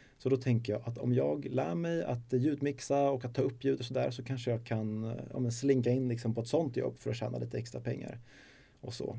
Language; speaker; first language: Swedish; native; Swedish